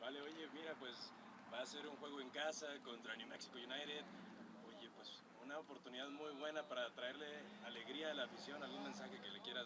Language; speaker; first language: Spanish; native; Spanish